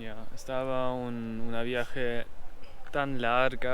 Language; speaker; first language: Spanish; non-native, learner; German